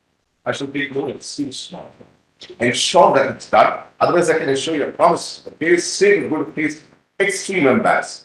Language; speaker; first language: English; non-native, local second language; Hindi